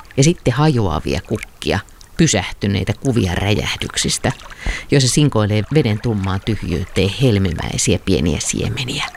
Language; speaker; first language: Finnish; native; Finnish